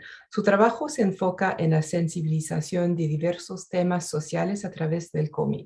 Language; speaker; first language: Spanish; non-native, fluent; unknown